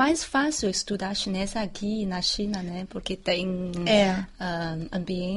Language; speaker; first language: Portuguese; non-native, fluent; Chinese